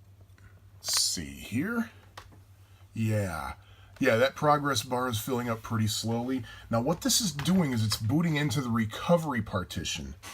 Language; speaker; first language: English; native; English